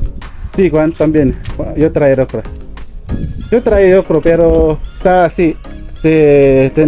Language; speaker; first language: Spanish; non-native, learner; Filipino